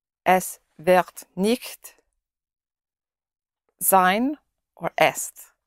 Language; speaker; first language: German; non-native, learner; English